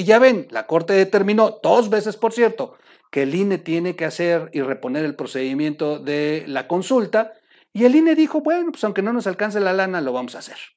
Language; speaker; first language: Spanish; native; Spanish